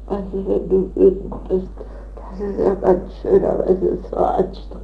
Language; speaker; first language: German; non-native, learner; Japanese